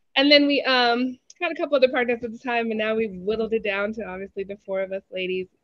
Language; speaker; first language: English; native; English